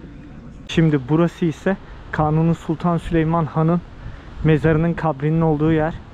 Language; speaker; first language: Turkish; native; Turkish